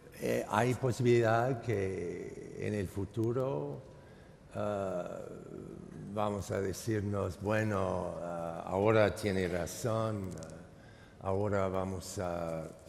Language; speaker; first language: Spanish; non-native, fluent; English